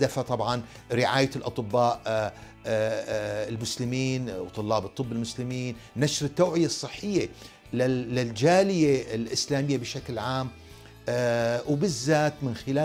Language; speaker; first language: Arabic; native; Arabic